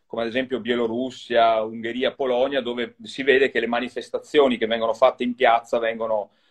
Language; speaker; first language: Italian; native; Italian